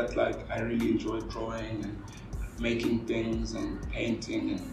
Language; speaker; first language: English; non-native, local second language; Afrikaans